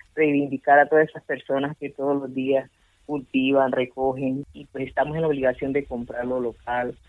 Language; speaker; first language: Spanish; native; Spanish